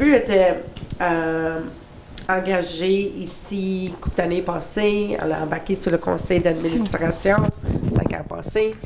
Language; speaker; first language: French; native; French